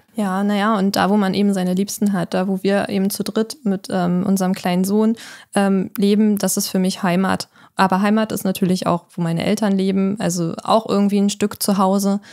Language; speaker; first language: German; native; German